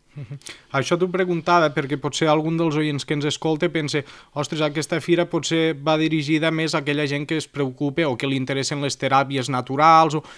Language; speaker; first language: Catalan; native; Catalan